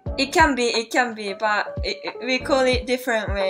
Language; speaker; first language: English; non-native, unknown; Japanese